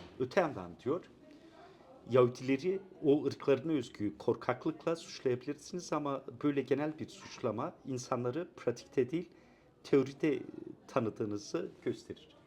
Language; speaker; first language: Turkish; non-native, local second language; Kurdish